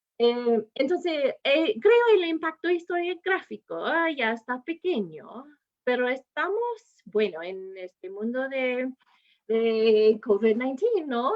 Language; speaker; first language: Spanish; non-native, fluent; English